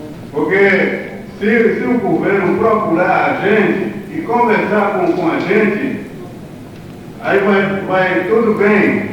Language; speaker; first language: Portuguese; non-native, local second language; Kayapó